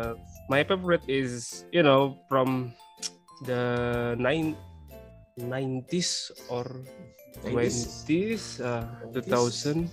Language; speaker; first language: English; non-native, learner; Indonesian